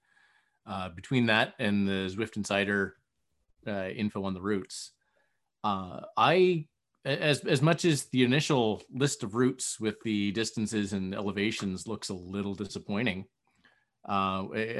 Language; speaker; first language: English; native; English